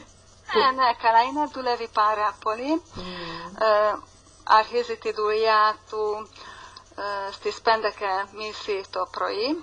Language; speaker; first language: Greek; non-native, learner; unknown